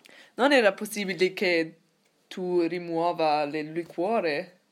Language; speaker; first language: Italian; non-native, learner; German